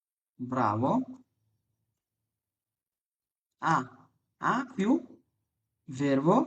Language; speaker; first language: Italian; non-native, fluent; Bangla